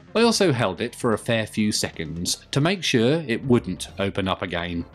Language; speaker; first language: English; native; English